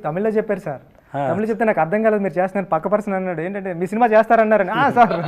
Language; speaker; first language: Telugu; native; Telugu